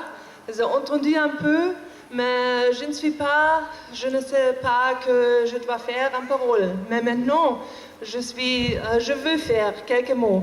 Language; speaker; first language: French; non-native, learner; German